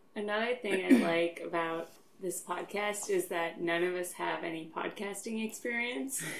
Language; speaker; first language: English; native; English